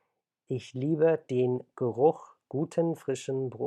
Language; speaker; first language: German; non-native, fluent; English